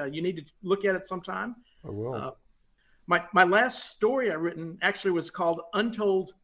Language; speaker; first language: English; native; English